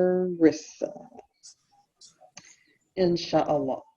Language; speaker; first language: Arabic; non-native, learner; English